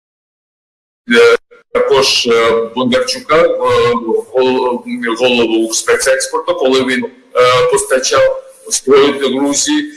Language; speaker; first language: Ukrainian; non-native, fluent; Georgian